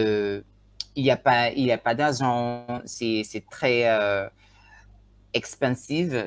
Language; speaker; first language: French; non-native, learner; Tswana